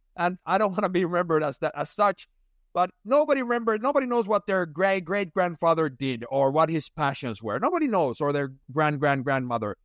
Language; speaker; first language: English; non-native, fluent; Finnish